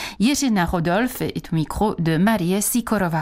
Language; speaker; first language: French; non-native, fluent; Czech